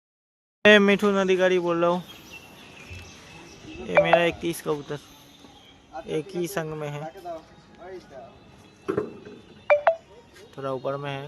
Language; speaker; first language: Hindi; non-native, local second language; Bangla